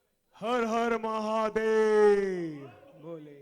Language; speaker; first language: Hindi; native; Hindi